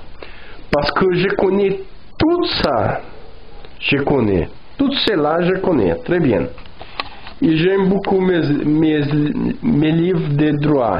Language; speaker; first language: French; non-native, learner; Portuguese